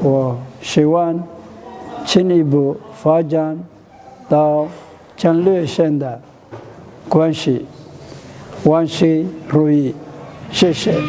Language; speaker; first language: Chinese; non-native, fluent; Somali